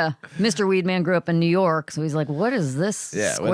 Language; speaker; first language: English; native; English